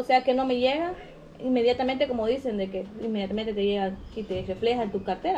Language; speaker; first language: Spanish; native; Spanish